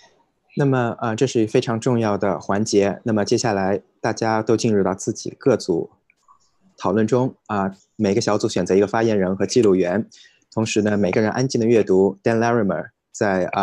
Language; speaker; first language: Chinese; native; Chinese